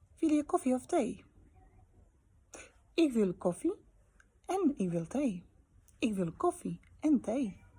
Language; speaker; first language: Dutch; non-native, fluent; Polish